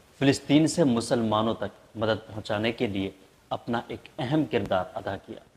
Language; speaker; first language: Hindi; native; Hindi